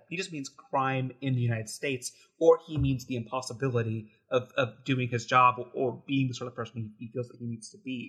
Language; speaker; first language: English; native; English